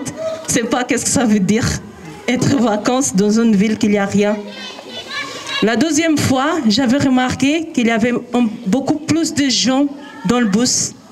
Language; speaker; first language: French; non-native, learner; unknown